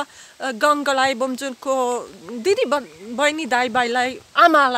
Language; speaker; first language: Nepali; non-native, learner; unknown